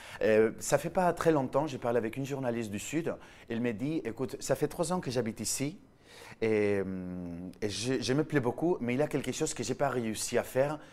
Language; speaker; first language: French; non-native, fluent; Spanish